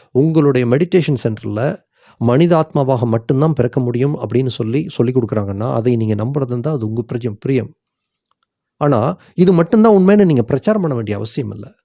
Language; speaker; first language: Tamil; native; Tamil